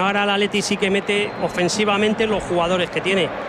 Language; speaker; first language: Spanish; native; Spanish